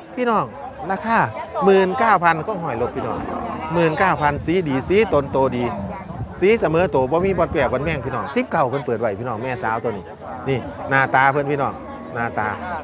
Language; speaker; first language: Thai; native; Thai